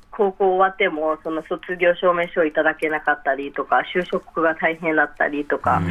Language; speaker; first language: Japanese; early bilingual, other home language; Rohingya